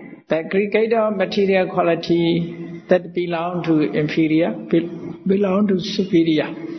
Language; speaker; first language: English; non-native, fluent; Burmese